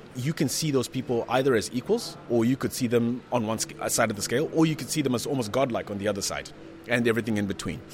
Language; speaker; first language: English; non-native, local second language; Shona